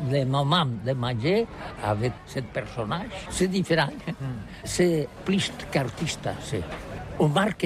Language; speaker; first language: French; non-native, learner; Catalan